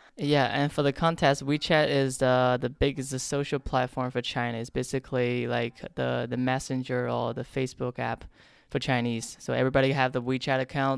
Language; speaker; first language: English; non-native, fluent; Chinese